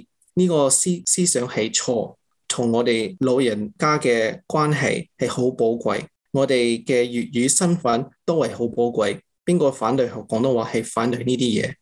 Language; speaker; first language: Cantonese; early bilingual, heritage; English